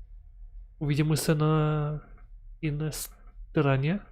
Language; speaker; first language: Czech; non-native, learner; Ukrainian